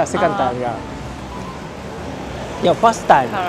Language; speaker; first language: English; non-native, learner; Japanese